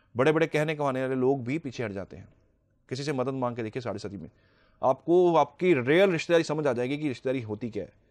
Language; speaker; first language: Hindi; native; Hindi